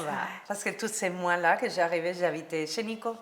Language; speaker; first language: French; non-native, learner; Spanish